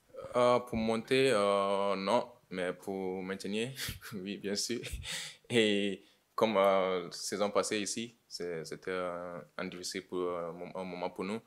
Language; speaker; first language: French; non-native, learner; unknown